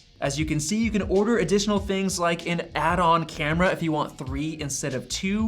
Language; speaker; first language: English; native; English